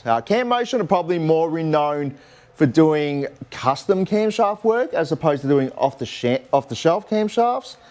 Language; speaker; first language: English; native; English